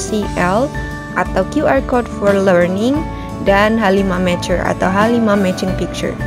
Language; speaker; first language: Indonesian; native; Indonesian